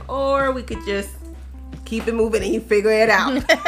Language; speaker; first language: English; early bilingual, other home language; Spanish